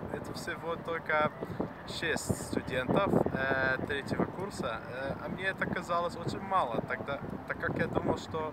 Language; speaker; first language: Russian; non-native, fluent; Dutch